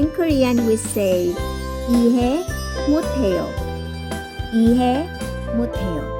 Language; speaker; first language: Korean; non-native, learner; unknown